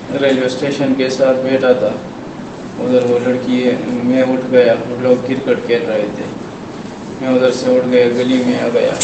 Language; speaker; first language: Hindi; non-native, local second language; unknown